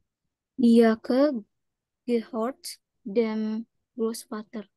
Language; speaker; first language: German; non-native, learner; Indonesian